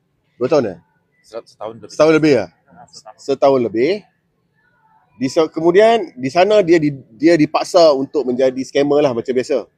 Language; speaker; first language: Malay; native; Malay